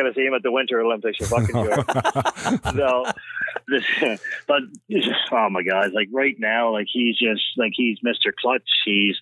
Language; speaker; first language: English; native; English